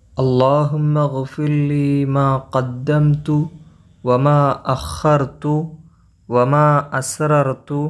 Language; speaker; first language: Arabic; non-native, fluent; Malayalam